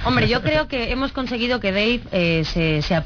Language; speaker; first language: Spanish; native; Spanish